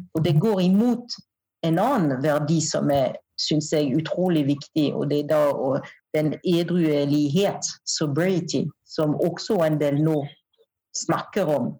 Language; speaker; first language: Norwegian; non-native, fluent; French